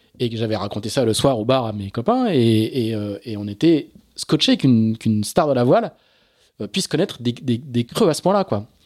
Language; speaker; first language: French; native; French